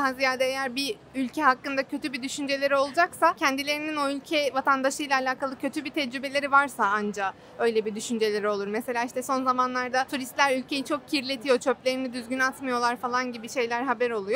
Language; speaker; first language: Turkish; native; Turkish